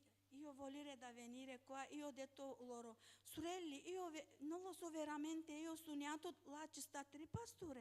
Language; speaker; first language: Italian; non-native, learner; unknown